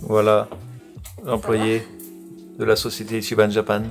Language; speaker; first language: French; native; French